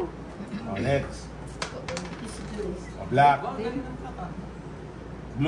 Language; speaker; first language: Filipino; native; Filipino